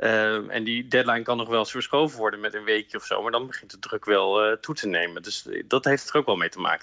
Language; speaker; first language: Dutch; native; Dutch